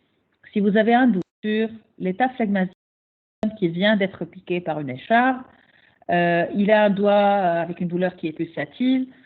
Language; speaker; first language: French; non-native, local second language; Arabic